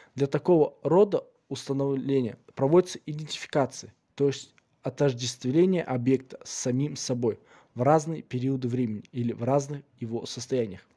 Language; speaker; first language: Russian; non-native, local second language; Kazakh